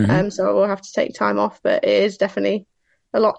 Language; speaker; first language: English; native; English